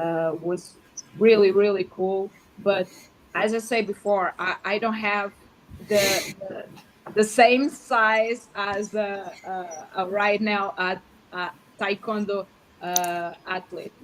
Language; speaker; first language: English; non-native, learner; Portuguese